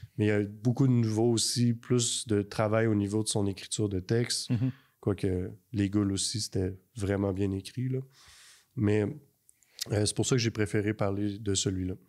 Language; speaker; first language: French; native; French